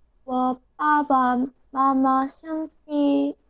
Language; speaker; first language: Chinese; non-native, learner; Korean